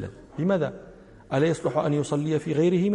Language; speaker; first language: Arabic; native; Arabic